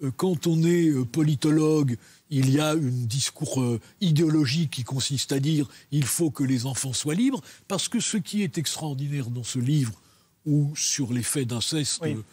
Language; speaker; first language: French; native; French